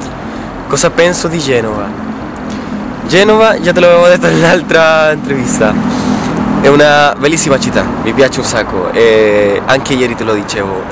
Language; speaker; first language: Italian; non-native, fluent; Spanish